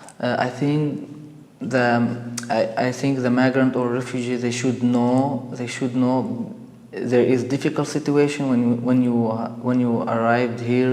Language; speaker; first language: English; non-native, learner; Arabic